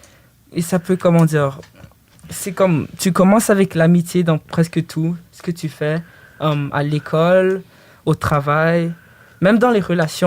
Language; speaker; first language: French; early bilingual, other home language; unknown